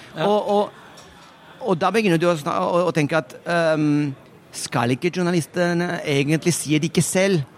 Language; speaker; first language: Norwegian; non-native, fluent; Spanish